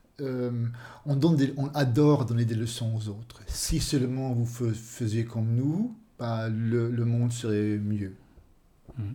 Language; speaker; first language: French; non-native, fluent; Swedish